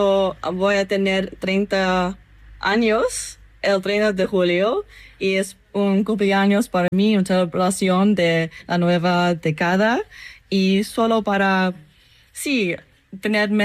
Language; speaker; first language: Spanish; non-native, fluent; English